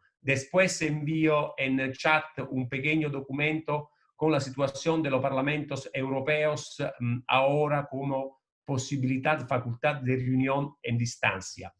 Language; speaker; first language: Spanish; non-native, fluent; Italian